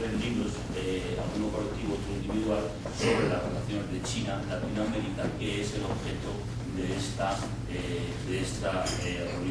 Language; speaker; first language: Spanish; native; Spanish